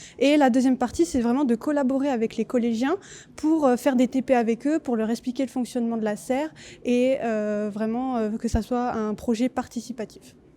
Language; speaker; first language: French; native; French